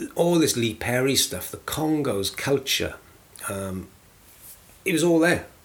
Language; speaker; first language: English; native; English